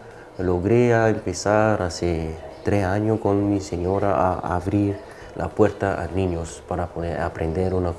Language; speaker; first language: Spanish; non-native, fluent; French